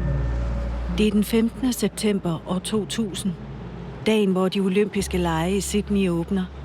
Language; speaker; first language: Danish; native; Danish